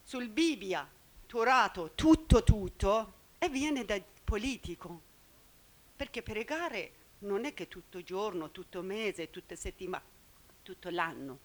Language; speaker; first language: Italian; non-native, learner; Persian